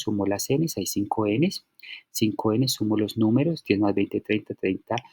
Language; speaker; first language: Spanish; native; Spanish